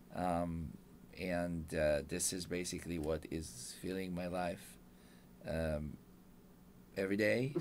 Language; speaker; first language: English; non-native, fluent; Hebrew